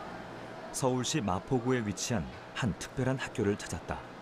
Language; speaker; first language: Korean; native; Korean